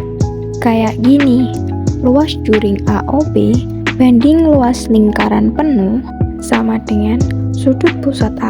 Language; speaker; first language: Indonesian; native; Indonesian